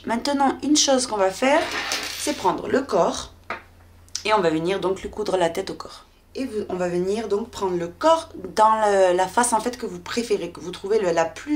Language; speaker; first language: French; native; French